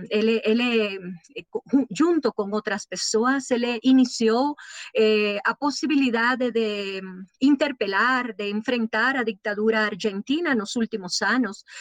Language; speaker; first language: Portuguese; non-native, learner; Spanish